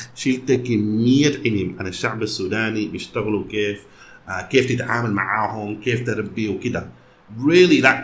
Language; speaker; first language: Arabic; early bilingual, heritage; Arabic